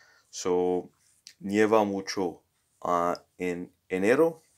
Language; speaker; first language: Spanish; non-native, learner; Morisyen